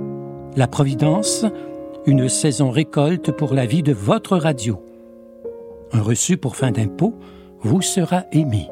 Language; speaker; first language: French; native; French